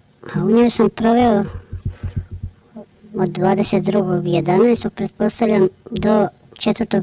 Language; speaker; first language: Croatian; native; Croatian